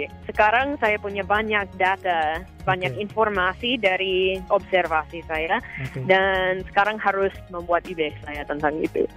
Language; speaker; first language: Indonesian; non-native, fluent; English